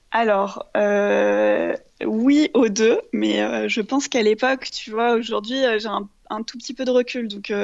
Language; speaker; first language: French; native; French